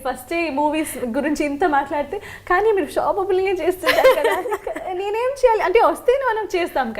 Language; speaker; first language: Telugu; non-native, local second language; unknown